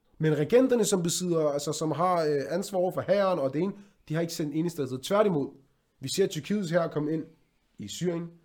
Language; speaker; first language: Danish; early bilingual, other home language; Arabic